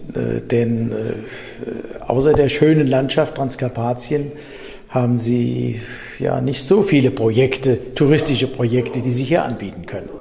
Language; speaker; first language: German; native; German